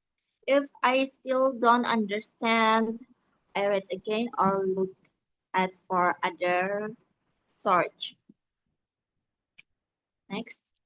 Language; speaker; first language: English; non-native, learner; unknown